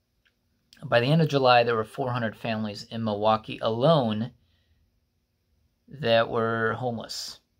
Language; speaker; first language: English; native; English